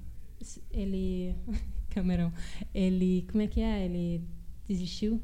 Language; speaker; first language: Portuguese; early bilingual, heritage; Portuguese